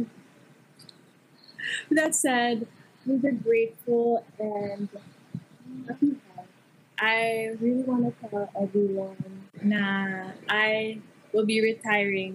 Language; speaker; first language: English; non-native, local second language; Hiligaynon